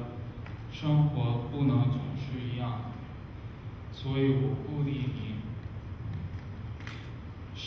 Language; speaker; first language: Chinese; non-native, learner; English